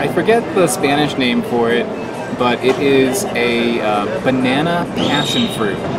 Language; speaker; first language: English; native; English